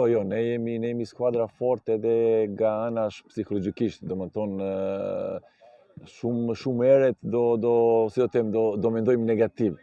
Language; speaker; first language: Albanian; non-native, learner; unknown